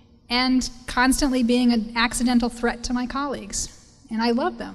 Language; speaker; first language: English; native; English